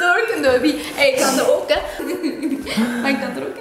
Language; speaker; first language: Dutch; early bilingual, other home language; Turkish